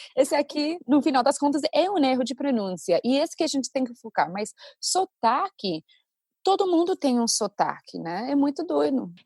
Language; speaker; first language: Portuguese; non-native, fluent; English